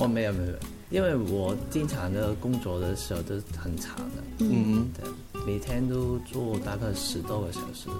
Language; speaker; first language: Chinese; non-native, local second language; Cantonese